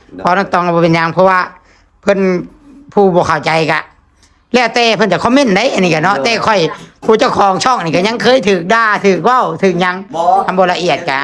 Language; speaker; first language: Thai; non-native, local second language; Lao